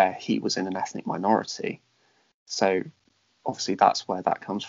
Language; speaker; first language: English; native; English